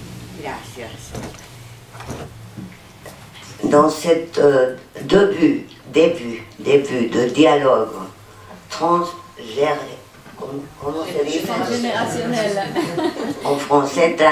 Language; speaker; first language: French; non-native, learner; Spanish